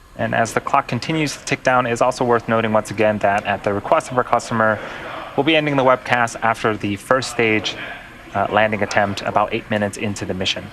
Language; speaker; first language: English; native; English